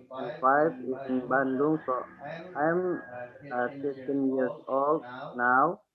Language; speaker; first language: English; non-native, learner; Indonesian